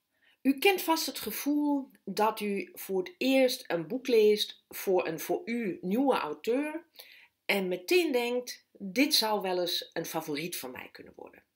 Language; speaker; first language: Dutch; non-native, fluent; German